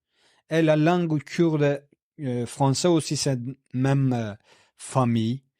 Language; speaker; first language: French; non-native, learner; Kurdish